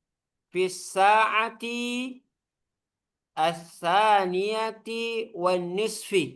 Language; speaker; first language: Arabic; non-native, learner; Indonesian